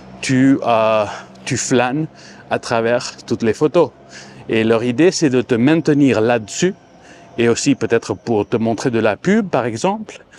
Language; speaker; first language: French; non-native, fluent; Spanish